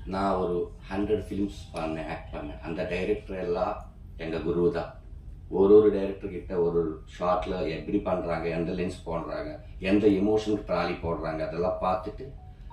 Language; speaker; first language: Tamil; non-native, learner; Telugu